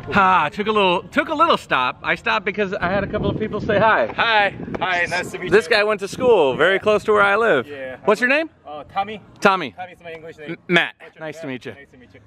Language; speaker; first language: English; native; English